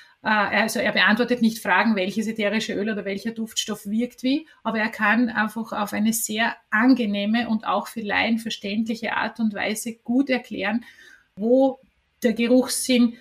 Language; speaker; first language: German; native; German